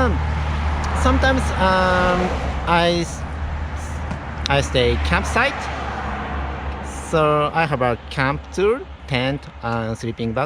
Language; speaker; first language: English; non-native, learner; Japanese